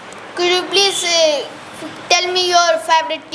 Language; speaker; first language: English; non-native, learner; Hindi